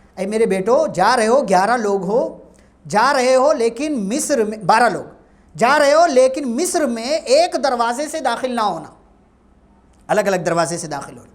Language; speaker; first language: Urdu; native; Urdu